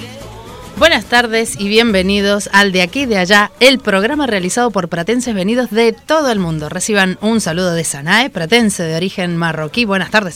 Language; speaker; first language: Spanish; native; Spanish